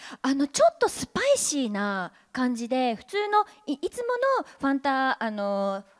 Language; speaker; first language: Japanese; native; Japanese